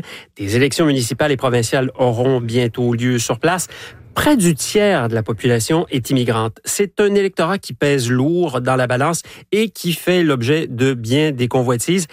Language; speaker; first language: French; native; French